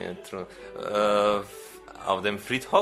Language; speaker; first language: German; non-native, learner; Bulgarian